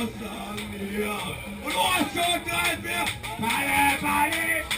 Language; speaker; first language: German; native; German